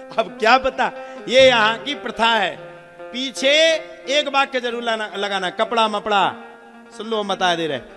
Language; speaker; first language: Hindi; native; Hindi